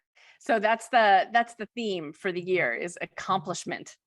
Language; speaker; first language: English; native; English